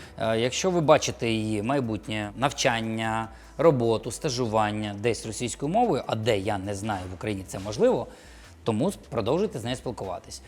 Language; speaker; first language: Ukrainian; non-native, local second language; Russian